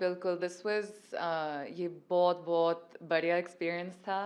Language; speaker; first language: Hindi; non-native, learner; English